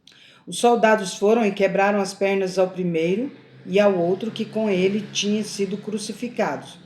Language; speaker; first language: Portuguese; native; Portuguese